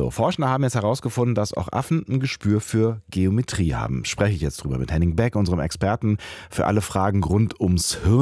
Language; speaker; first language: German; native; German